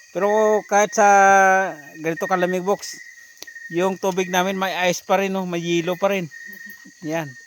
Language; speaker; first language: Filipino; non-native, local second language; Hiligaynon